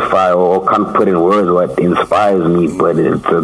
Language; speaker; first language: English; non-native, local second language; Tswana